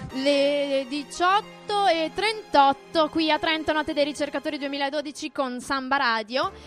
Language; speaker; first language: Italian; native; Italian